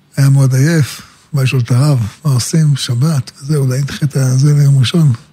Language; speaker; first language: Hebrew; native; Hebrew